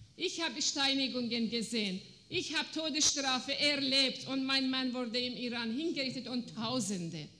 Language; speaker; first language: German; non-native, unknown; Persian